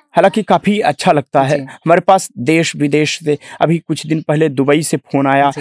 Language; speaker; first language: Hindi; native; Hindi